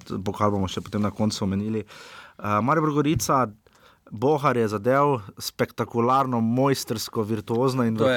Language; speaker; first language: Slovenian; native; Slovenian